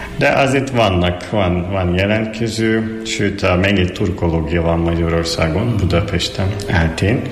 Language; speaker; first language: Hungarian; non-native, fluent; Turkish